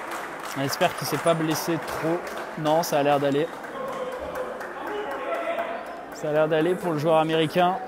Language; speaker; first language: French; native; French